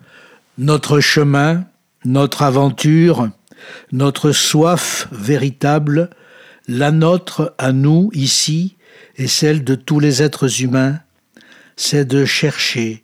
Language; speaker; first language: French; native; French